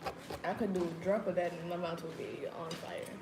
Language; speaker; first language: English; native; English